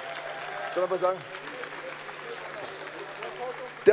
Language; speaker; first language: German; native; German